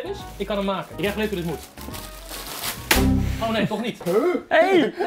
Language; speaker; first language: Dutch; native; Dutch